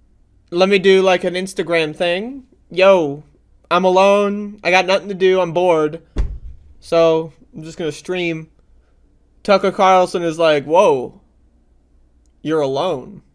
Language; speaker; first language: English; native; English